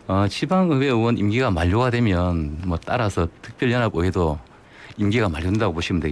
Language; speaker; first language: Korean; native; Korean